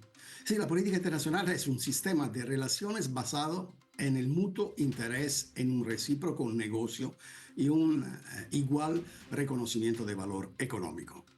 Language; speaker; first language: Spanish; non-native, fluent; Italian